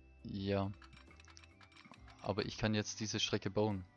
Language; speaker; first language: German; native; German